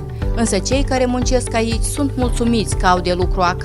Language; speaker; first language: Romanian; native; Romanian